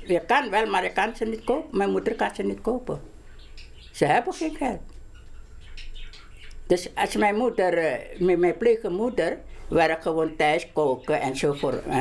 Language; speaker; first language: Dutch; non-native, local second language; Javanese